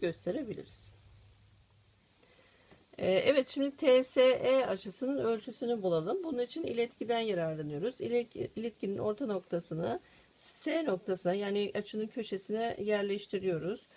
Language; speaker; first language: Turkish; native; Turkish